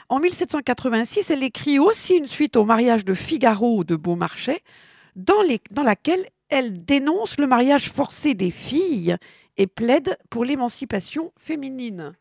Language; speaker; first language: French; native; French